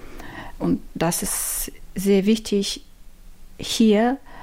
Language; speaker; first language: German; non-native, learner; Ukrainian